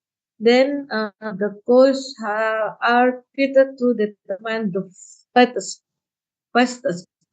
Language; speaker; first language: English; non-native, learner; Indonesian